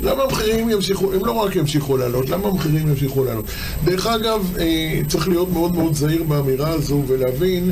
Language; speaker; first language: Hebrew; native; Hebrew